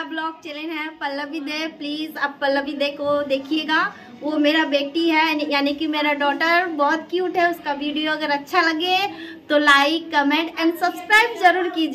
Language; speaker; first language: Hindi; non-native, local second language; Bangla